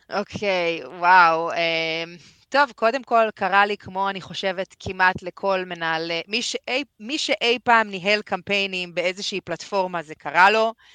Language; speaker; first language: Hebrew; native; Hebrew